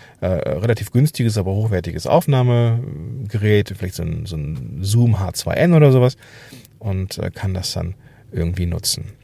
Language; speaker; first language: German; native; German